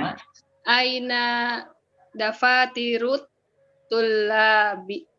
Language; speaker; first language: Arabic; non-native, learner; Indonesian